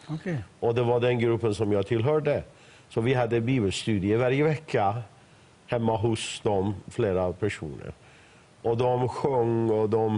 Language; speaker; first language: Swedish; non-native, fluent; Persian